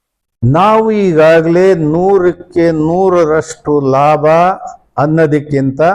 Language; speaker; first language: Kannada; native; Kannada